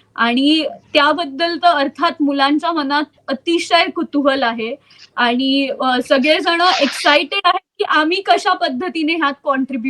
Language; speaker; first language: Marathi; native; Marathi